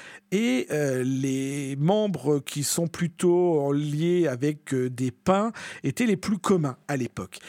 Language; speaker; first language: French; native; French